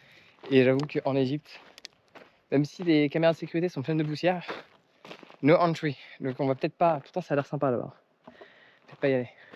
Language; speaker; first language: French; native; French